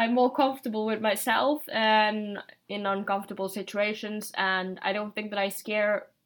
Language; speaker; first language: English; non-native, fluent; Finnish